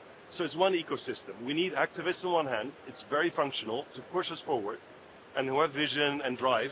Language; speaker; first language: English; non-native, fluent; Dutch